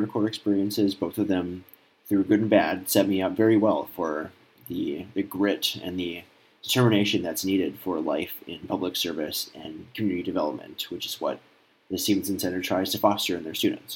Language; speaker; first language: English; native; English